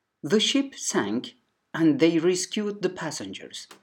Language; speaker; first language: English; non-native, fluent; Turkish